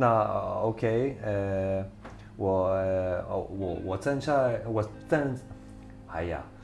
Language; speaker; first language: Chinese; non-native, fluent; Swedish